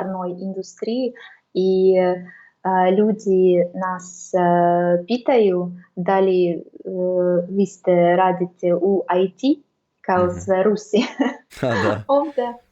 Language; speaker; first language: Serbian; non-native, learner; Russian